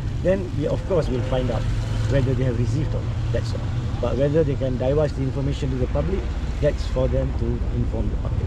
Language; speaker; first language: English; non-native, local second language; Malay